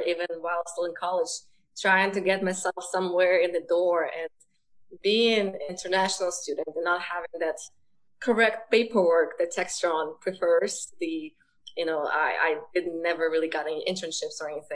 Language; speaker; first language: English; non-native, fluent; Ukrainian